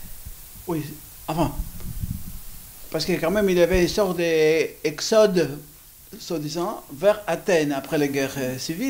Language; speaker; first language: French; non-native, fluent; Greek